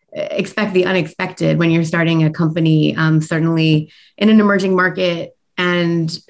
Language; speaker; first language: English; native; English